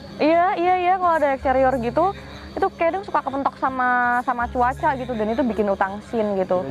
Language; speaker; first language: Indonesian; non-native, local second language; Javanese